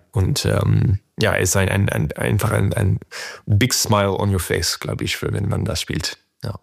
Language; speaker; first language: German; non-native, fluent; French